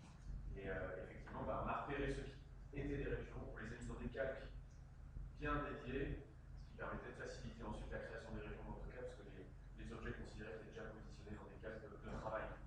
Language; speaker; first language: French; native; French